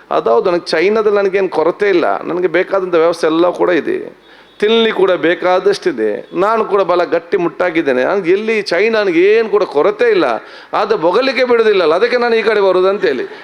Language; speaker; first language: Kannada; non-native, local second language; Malayalam